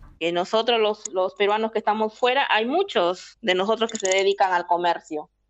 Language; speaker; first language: Spanish; native; Spanish